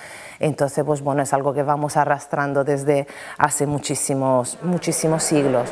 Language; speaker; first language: Spanish; non-native, fluent; Italian